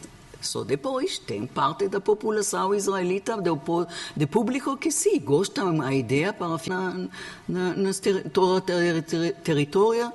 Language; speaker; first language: Portuguese; non-native, learner; Hebrew